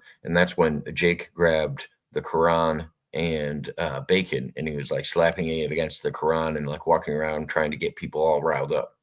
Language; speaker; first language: English; native; English